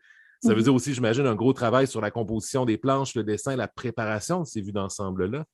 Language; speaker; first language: French; native; French